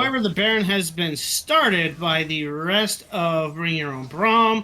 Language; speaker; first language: English; native; English